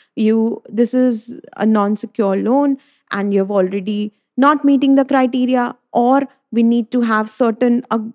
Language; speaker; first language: English; non-native, local second language; Hindi